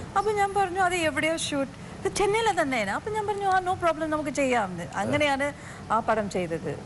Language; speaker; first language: Malayalam; non-native, fluent; Tamil